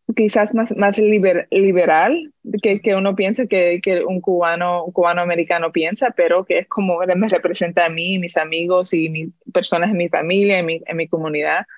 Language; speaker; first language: Spanish; early bilingual, heritage; Spanish